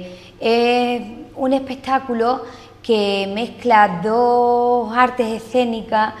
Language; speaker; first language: Spanish; native; Spanish